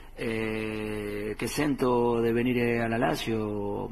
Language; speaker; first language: Italian; non-native, fluent; Spanish